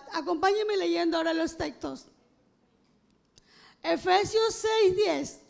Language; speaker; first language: Spanish; native; Spanish